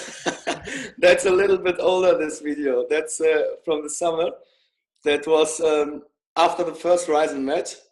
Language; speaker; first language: English; non-native, fluent; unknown